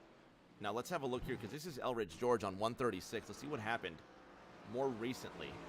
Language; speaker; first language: English; native; English